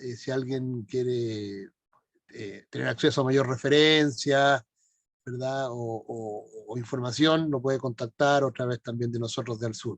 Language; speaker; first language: Spanish; native; Spanish